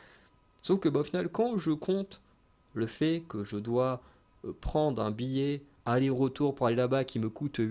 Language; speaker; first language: French; native; French